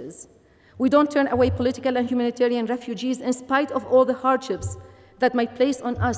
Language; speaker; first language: English; non-native, fluent; Arabic